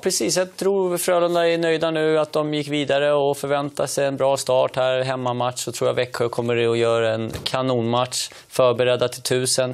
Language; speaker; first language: Swedish; native; Swedish